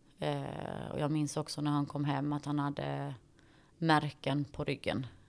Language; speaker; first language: Swedish; early bilingual, other home language; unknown